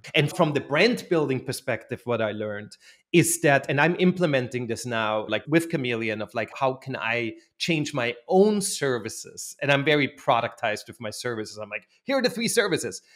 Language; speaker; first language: English; non-native, fluent; German